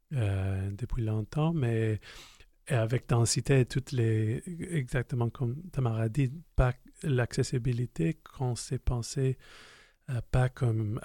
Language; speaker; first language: French; non-native, fluent; English